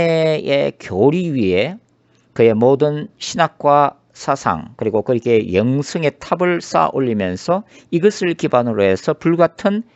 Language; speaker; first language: Korean; native; Korean